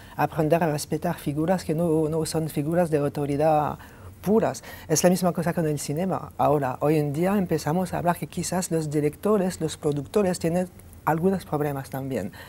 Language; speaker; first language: Spanish; non-native, fluent; French